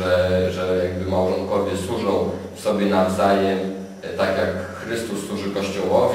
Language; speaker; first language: Polish; native; Polish